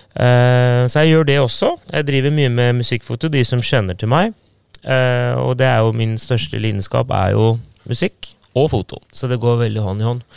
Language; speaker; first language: Norwegian; non-native, fluent; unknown